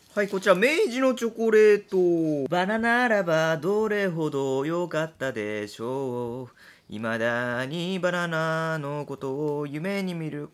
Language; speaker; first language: Japanese; native; Japanese